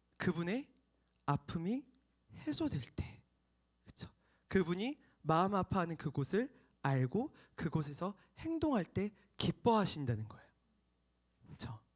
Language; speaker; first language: Korean; native; Korean